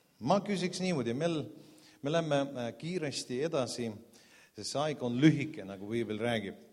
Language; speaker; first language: Estonian; non-native, local second language; Russian